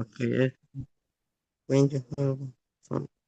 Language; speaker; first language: English; non-native, learner; Spanish